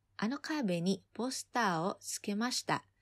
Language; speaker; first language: Japanese; non-native, fluent; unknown